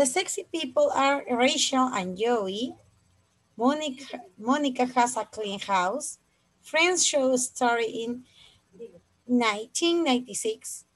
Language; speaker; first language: English; non-native, fluent; Spanish